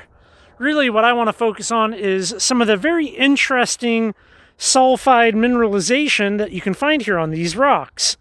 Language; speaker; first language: English; native; English